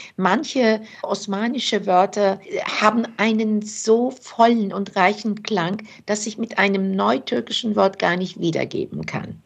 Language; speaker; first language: German; early bilingual, other home language; Turkish